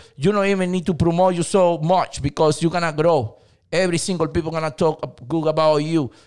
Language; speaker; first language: English; non-native, learner; Spanish